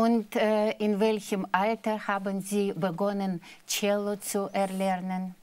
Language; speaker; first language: German; non-native, fluent; Russian